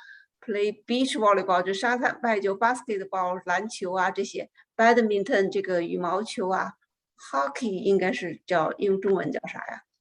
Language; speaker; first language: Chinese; native; Chinese